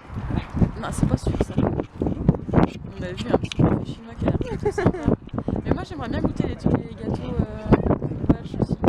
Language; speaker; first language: French; native; French